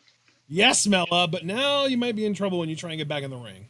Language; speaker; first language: English; native; English